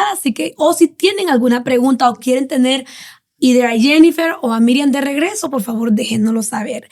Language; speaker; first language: Spanish; native; Spanish